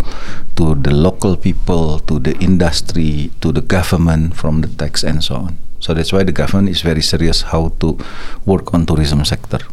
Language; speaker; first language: English; non-native, learner; Indonesian